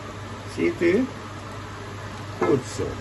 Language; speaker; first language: Dutch; non-native, local second language; Caribbean Hindustani